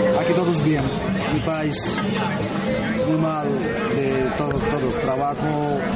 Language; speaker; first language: Spanish; non-native, learner; Bangla